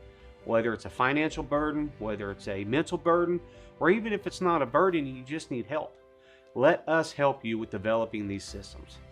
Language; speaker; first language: English; native; English